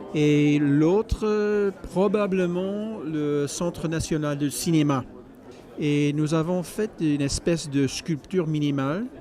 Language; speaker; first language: French; non-native, fluent; English